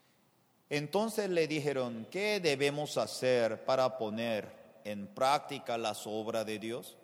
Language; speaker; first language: Spanish; non-native, fluent; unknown